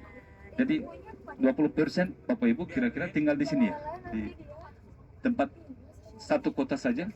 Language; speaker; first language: Indonesian; non-native, fluent; Turkish